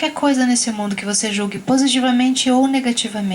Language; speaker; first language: Portuguese; native; Portuguese